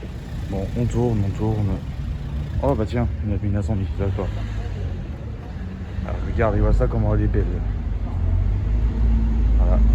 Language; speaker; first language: French; native; French